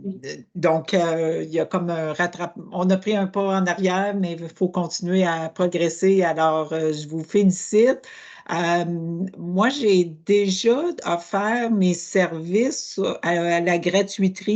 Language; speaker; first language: French; native; French